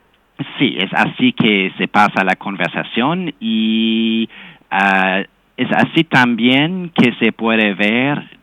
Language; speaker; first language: Spanish; non-native, fluent; English